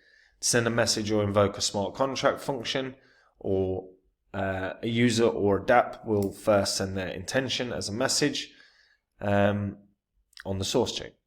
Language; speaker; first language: English; native; English